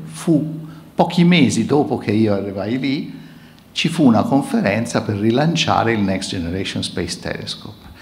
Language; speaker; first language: Italian; native; Italian